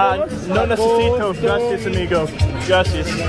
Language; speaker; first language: Spanish; non-native, learner; English